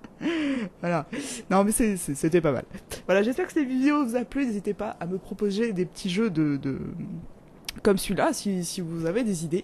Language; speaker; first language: French; native; French